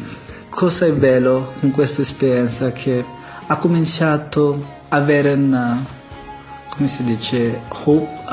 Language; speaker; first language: Italian; non-native, learner; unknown